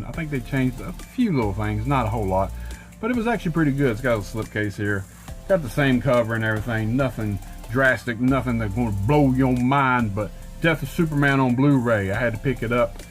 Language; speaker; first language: English; native; English